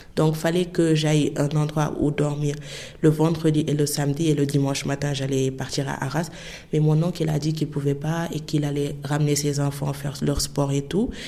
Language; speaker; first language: French; non-native, local second language; Wolof